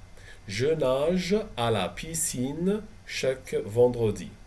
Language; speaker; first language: French; non-native, fluent; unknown